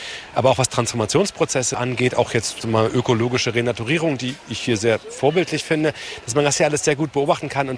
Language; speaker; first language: German; native; German